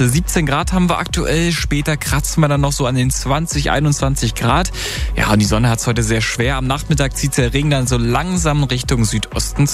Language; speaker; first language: German; native; German